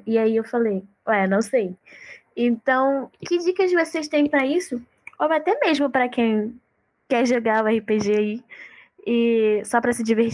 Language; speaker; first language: Portuguese; native; Portuguese